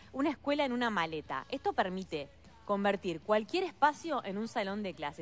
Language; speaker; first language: Spanish; native; Spanish